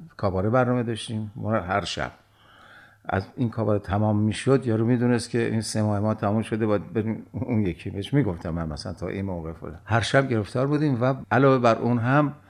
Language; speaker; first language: Persian; native; Persian